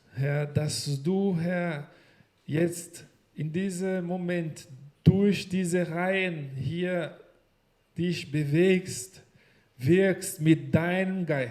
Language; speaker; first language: German; non-native, learner; Portuguese